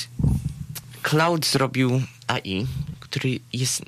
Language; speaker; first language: Polish; early bilingual, heritage; Polish